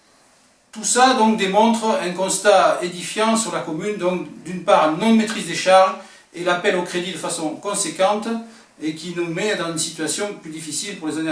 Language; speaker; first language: French; native; French